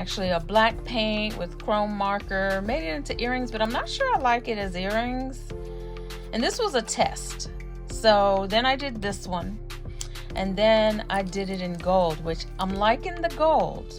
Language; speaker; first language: English; native; English